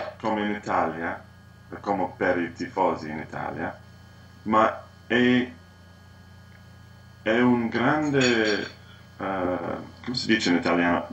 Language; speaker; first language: Italian; non-native, learner; English